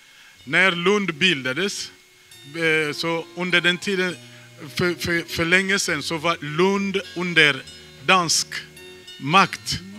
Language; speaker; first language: Swedish; non-native, fluent; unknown